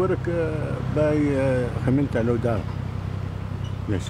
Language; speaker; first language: Dutch; non-native, learner; Arabic